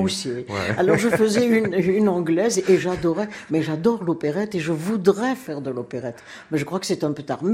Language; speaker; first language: French; native; French